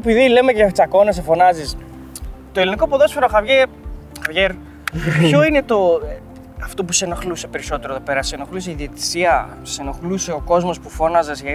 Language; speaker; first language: Greek; native; Greek